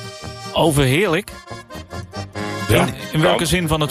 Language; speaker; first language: Dutch; native; Dutch